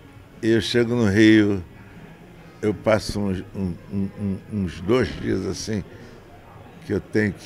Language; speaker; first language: Portuguese; native; Portuguese